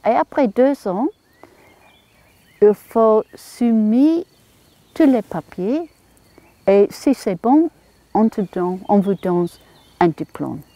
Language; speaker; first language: French; non-native, learner; English